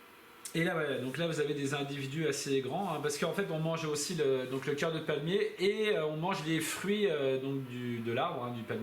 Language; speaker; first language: French; native; French